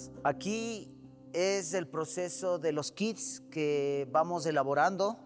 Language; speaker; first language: Spanish; native; Spanish